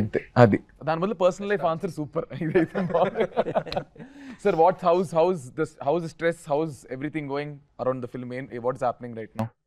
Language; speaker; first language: Telugu; native; Telugu